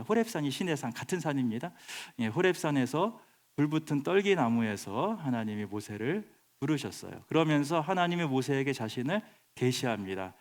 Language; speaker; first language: Korean; native; Korean